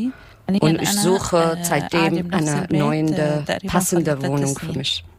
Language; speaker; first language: German; non-native, learner; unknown